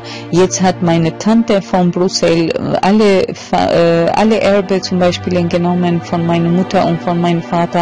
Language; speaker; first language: German; non-native, fluent; Albanian